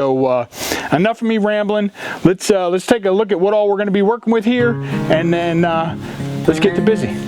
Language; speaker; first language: English; native; English